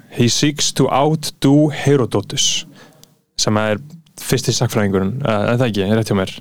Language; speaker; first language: Icelandic; native; Icelandic